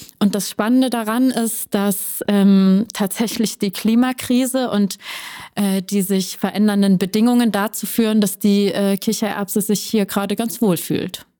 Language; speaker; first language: German; native; German